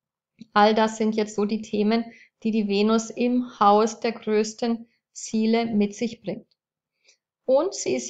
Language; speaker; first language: German; native; German